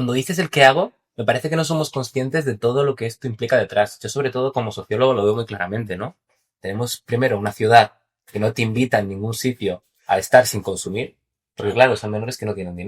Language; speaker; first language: Spanish; native; Spanish